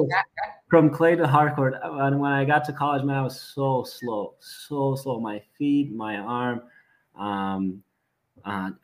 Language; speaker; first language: English; non-native, fluent; Serbian